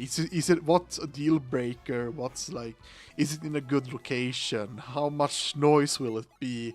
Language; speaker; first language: English; non-native, fluent; Swedish